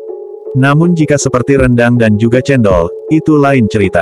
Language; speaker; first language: Indonesian; native; Indonesian